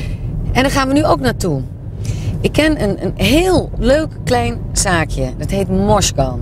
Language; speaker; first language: Dutch; native; Dutch